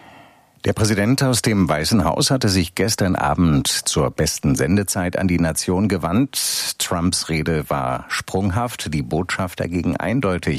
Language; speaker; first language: German; native; German